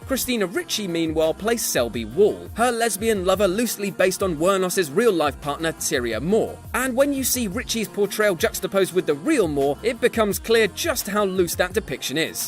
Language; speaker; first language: English; native; English